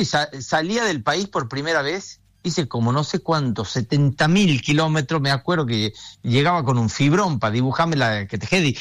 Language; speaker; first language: Spanish; native; Spanish